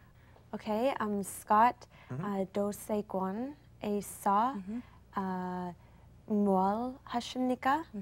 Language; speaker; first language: Korean; non-native, learner; English